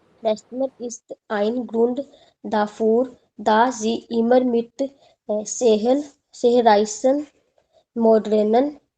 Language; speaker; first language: German; non-native, learner; Hindi